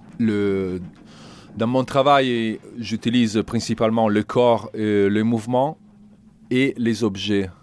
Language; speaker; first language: French; non-native, fluent; Italian